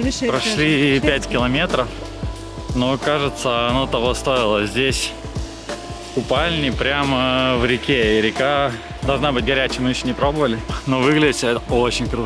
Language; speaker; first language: Russian; native; Russian